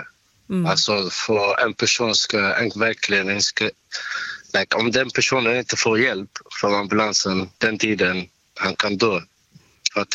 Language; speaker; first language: Swedish; non-native, learner; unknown